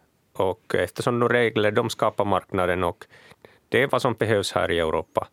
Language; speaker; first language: Swedish; non-native, local second language; Finnish